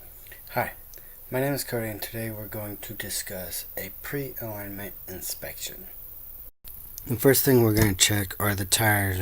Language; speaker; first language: English; native; English